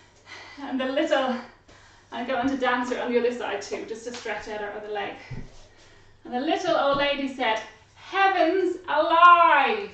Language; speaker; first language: English; native; English